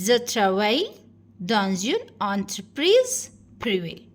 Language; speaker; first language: French; non-native, fluent; Hindi